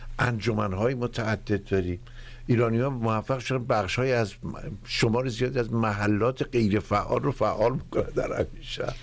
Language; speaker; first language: Persian; native; Persian